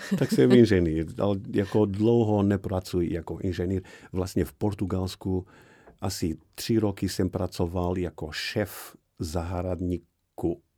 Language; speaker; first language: Czech; non-native, fluent; Portuguese